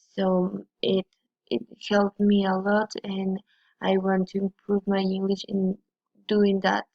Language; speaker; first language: English; non-native, learner; Spanish